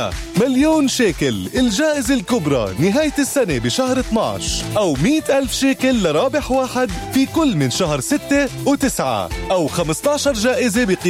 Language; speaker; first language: Arabic; native; Arabic